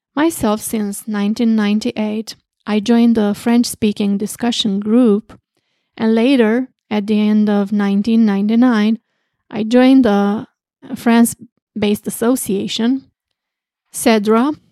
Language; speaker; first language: English; non-native, fluent; Romanian